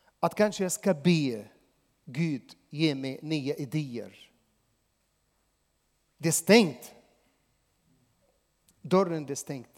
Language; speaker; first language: Swedish; non-native, fluent; Arabic